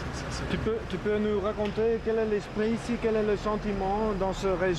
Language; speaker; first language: French; non-native, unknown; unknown